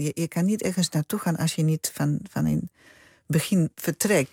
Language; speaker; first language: Dutch; non-native, fluent; Polish